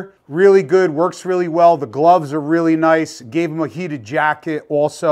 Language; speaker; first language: English; native; English